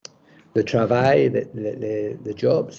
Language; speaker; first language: French; non-native, learner; English